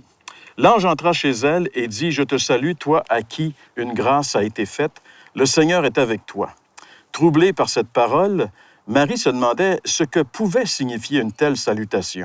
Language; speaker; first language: French; native; French